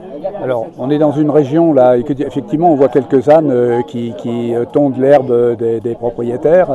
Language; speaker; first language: French; native; French